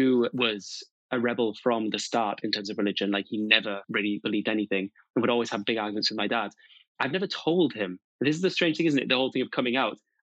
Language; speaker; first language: English; native; English